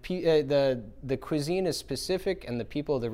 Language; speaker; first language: English; native; English